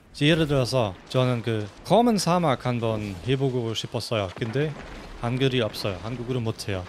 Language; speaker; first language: Korean; non-native, fluent; German